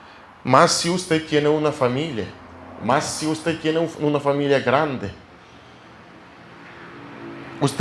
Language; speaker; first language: Spanish; non-native, fluent; Russian